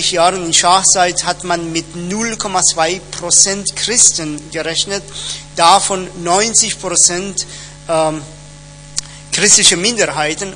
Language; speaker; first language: German; non-native, fluent; Persian